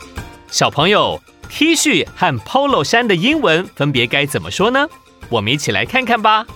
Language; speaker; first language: Chinese; native; Chinese